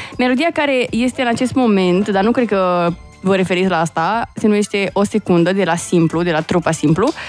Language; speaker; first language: Romanian; native; Romanian